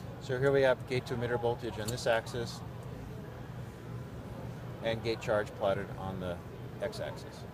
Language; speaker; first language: English; native; English